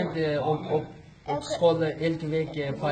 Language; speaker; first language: Dutch; non-native, learner; Uyghur